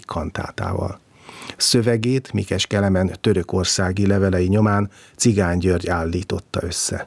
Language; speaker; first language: Hungarian; native; Hungarian